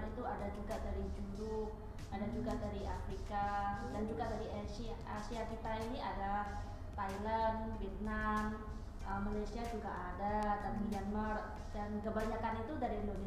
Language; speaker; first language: Indonesian; non-native, fluent; Khmer